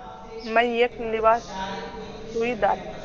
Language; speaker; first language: Persian; non-native, learner; Urdu